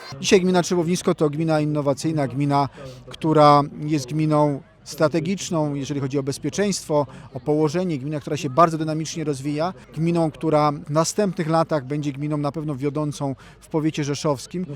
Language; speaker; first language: Polish; native; Polish